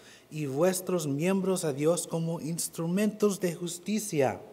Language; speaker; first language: Spanish; non-native, fluent; English